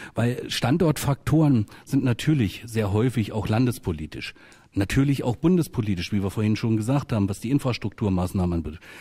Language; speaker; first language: German; native; German